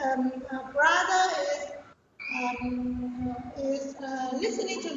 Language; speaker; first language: English; non-native, learner; Vietnamese